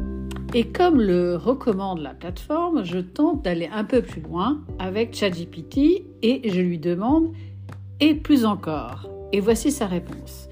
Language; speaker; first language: French; native; French